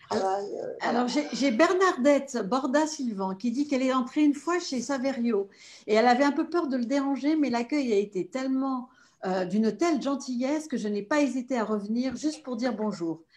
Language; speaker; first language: French; native; French